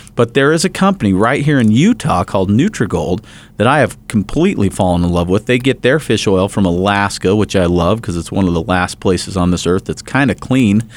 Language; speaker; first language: English; native; English